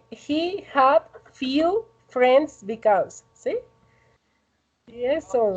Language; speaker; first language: English; non-native, learner; Spanish